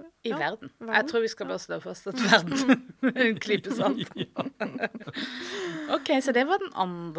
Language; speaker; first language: Norwegian; native; Norwegian